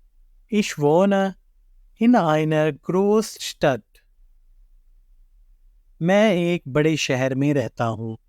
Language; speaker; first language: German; non-native, fluent; Urdu